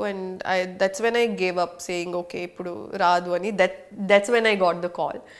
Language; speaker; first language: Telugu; non-native, local second language; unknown